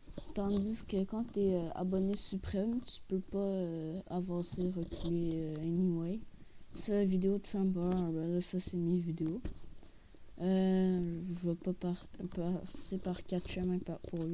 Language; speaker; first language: French; native; French